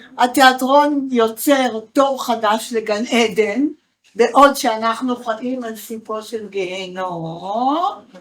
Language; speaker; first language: Hebrew; native; Hebrew